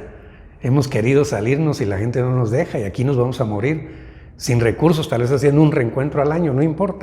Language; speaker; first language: Spanish; native; Spanish